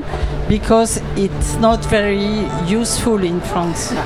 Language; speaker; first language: English; non-native, learner; French